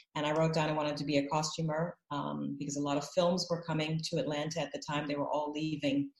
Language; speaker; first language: English; native; English